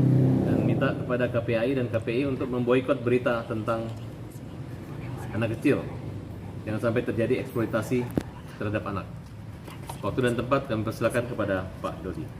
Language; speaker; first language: Indonesian; native; Indonesian